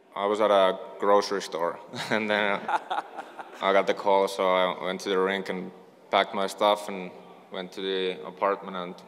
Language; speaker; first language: English; non-native, fluent; Finnish